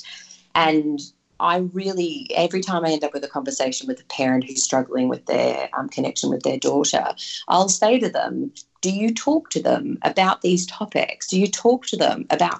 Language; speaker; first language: English; native; English